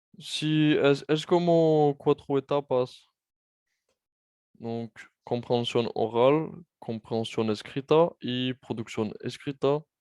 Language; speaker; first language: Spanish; non-native, fluent; French